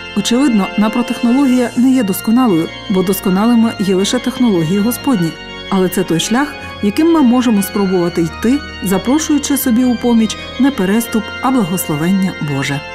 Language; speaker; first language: Ukrainian; native; Ukrainian